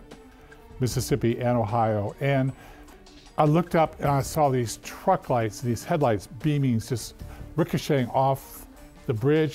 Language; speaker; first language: English; native; English